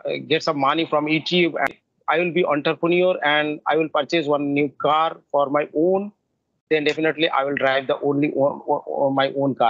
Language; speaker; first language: English; non-native, learner; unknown